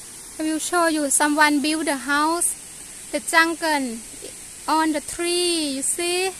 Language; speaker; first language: English; non-native, learner; Thai